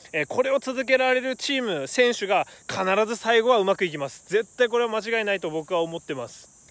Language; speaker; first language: Japanese; native; Japanese